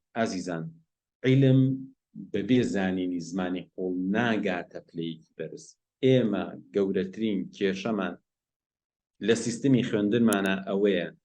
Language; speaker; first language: Central Kurdish; non-native, local second language; Gurani